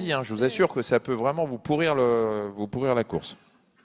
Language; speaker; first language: French; native; French